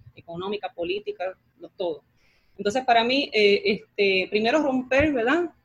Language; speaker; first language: Spanish; native; Spanish